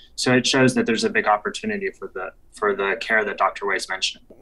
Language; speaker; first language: English; native; English